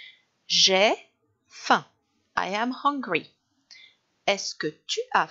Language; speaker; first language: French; non-native, fluent; English